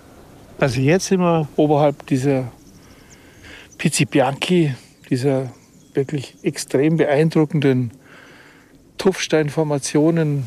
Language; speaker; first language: German; native; German